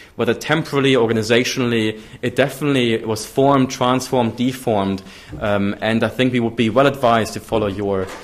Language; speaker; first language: English; non-native, fluent; German